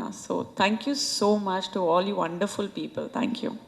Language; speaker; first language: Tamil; non-native, fluent; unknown